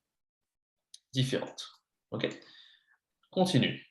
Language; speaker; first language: French; non-native, fluent; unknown